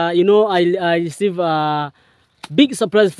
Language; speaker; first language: English; non-native, learner; Swahili